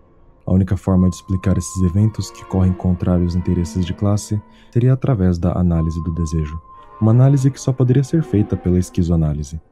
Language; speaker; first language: Portuguese; native; Portuguese